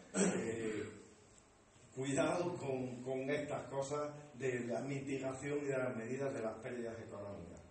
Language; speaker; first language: Spanish; native; Spanish